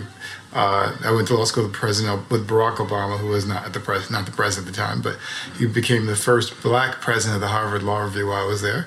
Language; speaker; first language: English; native; English